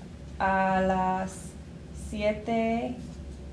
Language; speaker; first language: Spanish; non-native, learner; English